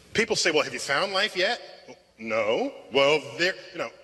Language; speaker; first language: English; native; English